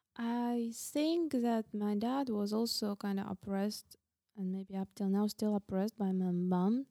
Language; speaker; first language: English; non-native, fluent; Russian